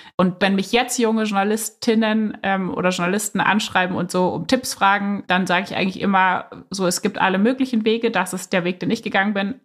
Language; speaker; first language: German; native; German